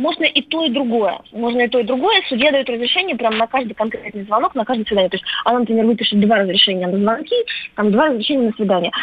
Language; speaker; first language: Russian; native; Russian